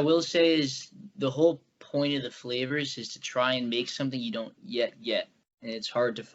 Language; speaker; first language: English; native; English